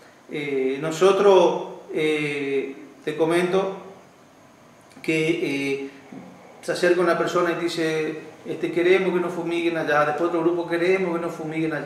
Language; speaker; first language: Spanish; native; Spanish